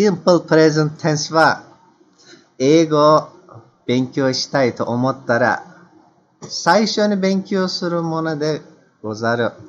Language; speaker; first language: Japanese; non-native, fluent; Turkish